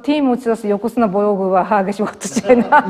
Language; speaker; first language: Mongolian; non-native, fluent; Japanese